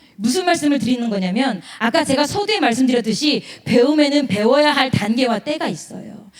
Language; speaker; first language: Korean; native; Korean